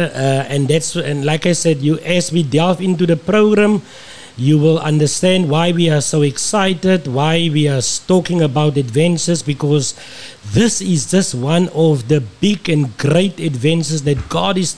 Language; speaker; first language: English; non-native, local second language; Afrikaans